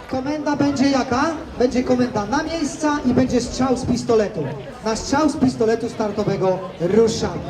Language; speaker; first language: Polish; native; Polish